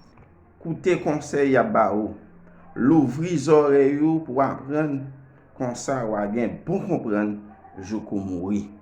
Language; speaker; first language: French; non-native, learner; Haitian Creole